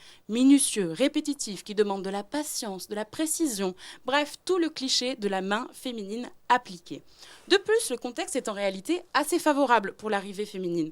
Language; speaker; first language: French; native; French